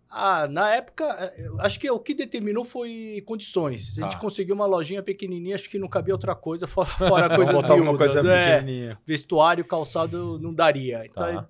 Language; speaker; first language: Portuguese; early bilingual, other home language; Korean